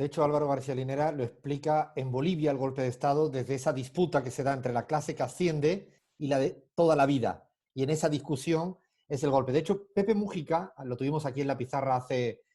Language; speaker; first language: Spanish; native; Spanish